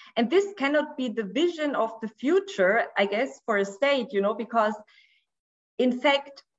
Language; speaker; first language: English; non-native, fluent; Portuguese